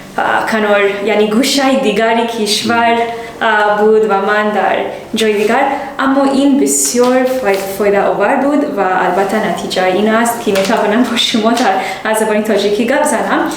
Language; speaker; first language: Persian; non-native, learner; English